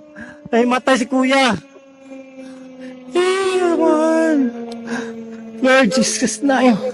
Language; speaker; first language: Filipino; non-native, local second language; Cebuano